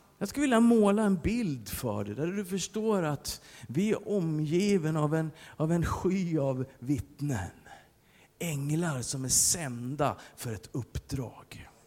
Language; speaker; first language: Swedish; native; Swedish